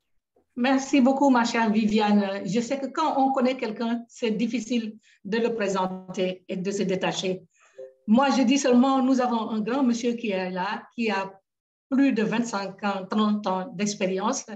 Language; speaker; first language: French; native; French